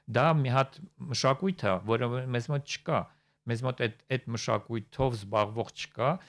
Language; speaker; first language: Armenian; native; Armenian